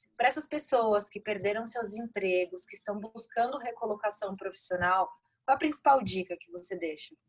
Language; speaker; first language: Portuguese; native; Portuguese